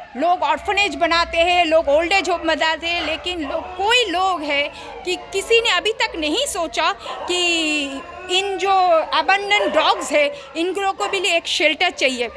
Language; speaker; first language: Hindi; non-native, local second language; Bangla